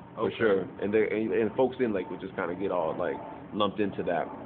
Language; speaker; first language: English; native; English